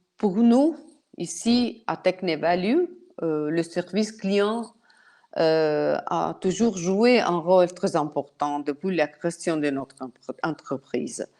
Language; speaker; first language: French; non-native, fluent; Italian